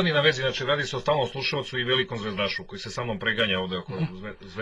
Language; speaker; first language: Serbian; native; Serbian